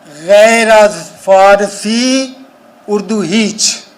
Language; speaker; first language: Persian; non-native, fluent; Urdu